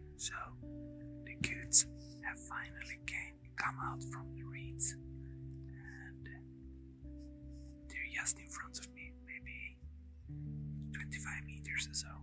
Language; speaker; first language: English; non-native, fluent; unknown